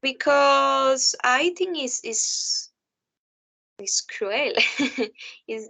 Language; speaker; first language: English; non-native, learner; Spanish